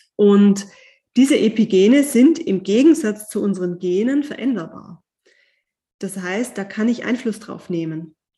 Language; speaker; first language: German; native; German